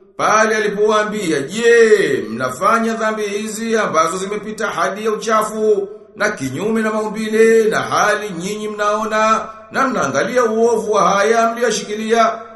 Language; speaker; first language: Swahili; native; Swahili